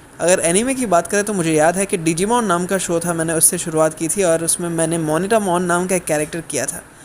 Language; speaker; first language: Hindi; non-native, local second language; Gujarati